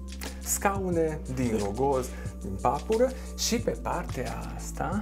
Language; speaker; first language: Romanian; non-native, local second language; Hungarian